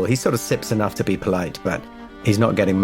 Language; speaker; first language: English; native; English